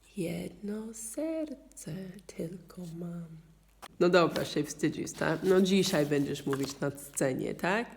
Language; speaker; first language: Polish; non-native, learner; English